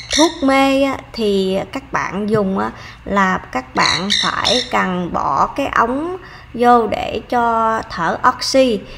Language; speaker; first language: Vietnamese; early bilingual, heritage; Vietnamese